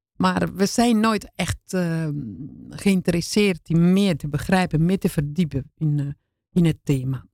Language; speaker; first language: Dutch; non-native, fluent; Italian